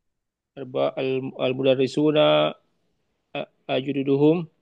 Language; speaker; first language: Arabic; non-native, learner; Indonesian